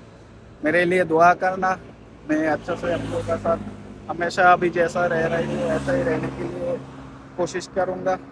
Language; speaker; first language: Hindi; non-native, learner; Bangla